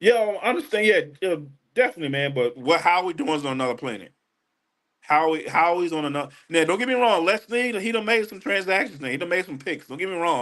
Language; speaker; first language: English; native; English